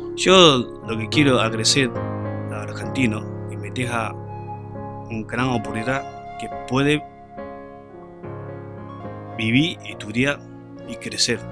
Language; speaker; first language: Spanish; non-native, learner; Chinese